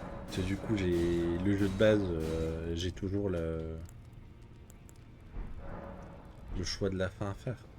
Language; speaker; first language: French; native; French